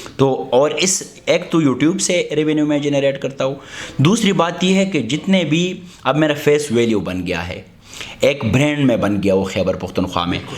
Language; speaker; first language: Urdu; non-native, local second language; Pashto